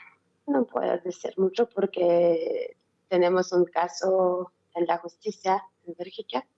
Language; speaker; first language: Spanish; non-native, learner; French